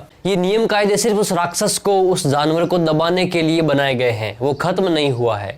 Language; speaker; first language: Hindi; native; Hindi